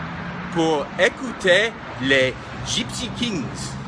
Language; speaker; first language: French; non-native, learner; English